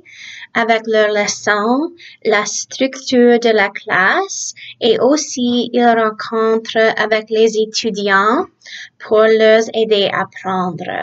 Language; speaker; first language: French; early bilingual, other home language; Czech